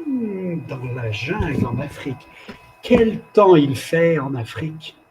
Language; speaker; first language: French; non-native, fluent; English